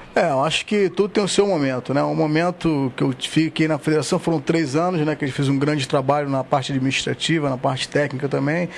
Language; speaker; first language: Portuguese; native; Portuguese